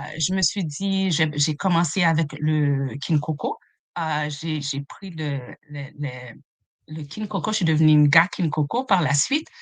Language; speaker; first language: French; non-native, local second language; Haitian Creole